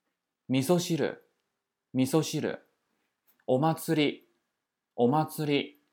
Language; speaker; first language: Japanese; non-native, fluent; Chinese